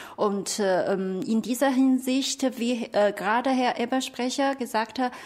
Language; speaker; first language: German; non-native, fluent; Chinese